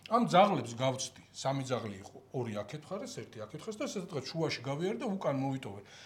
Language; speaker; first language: Georgian; native; Georgian